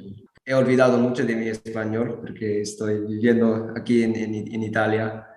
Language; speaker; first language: Spanish; non-native, learner; English